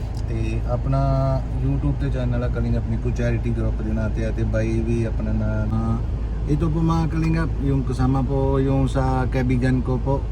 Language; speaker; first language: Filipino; non-native, learner; Punjabi